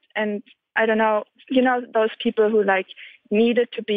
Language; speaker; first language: English; non-native, fluent; German